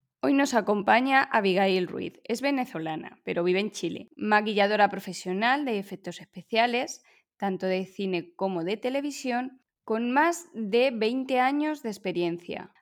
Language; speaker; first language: Spanish; native; Spanish